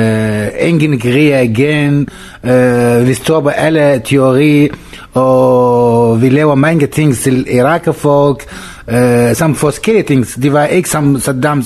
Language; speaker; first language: Danish; non-native, learner; Arabic